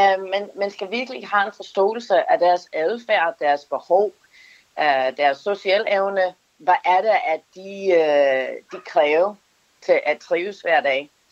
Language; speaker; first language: Danish; non-native, fluent; English